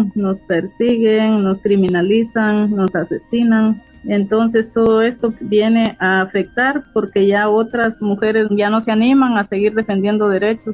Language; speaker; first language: Spanish; native; Spanish